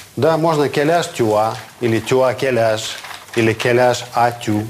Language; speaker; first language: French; non-native, fluent; Russian